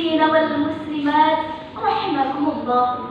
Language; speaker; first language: Arabic; non-native, fluent; Indonesian